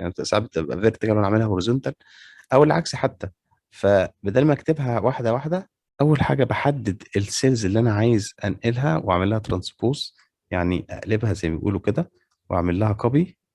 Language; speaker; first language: Arabic; native; Arabic